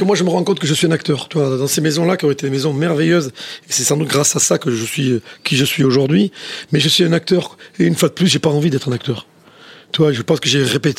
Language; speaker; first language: French; native; French